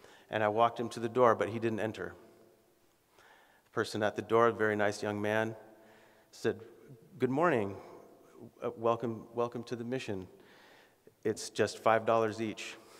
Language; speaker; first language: English; native; English